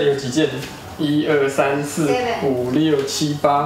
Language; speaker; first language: Chinese; native; Chinese